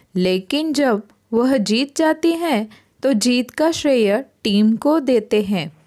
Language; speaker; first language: Hindi; non-native, local second language; Marathi